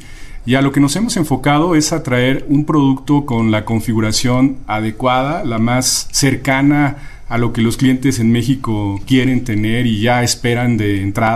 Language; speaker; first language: Spanish; native; Spanish